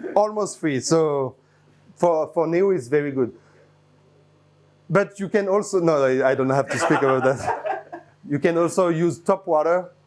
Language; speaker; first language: English; non-native, fluent; French